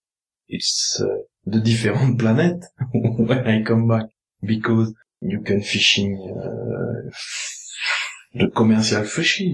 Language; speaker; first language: English; non-native, learner; French